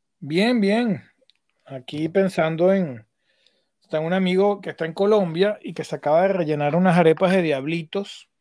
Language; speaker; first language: Spanish; native; Spanish